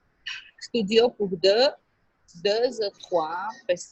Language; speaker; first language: French; non-native, learner; Portuguese